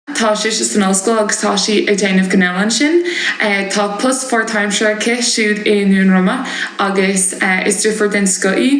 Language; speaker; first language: Irish; non-native, local second language; English